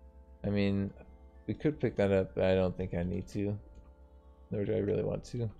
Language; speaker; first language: English; native; English